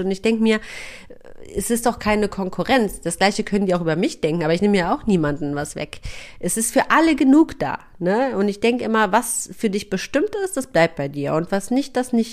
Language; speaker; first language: German; native; German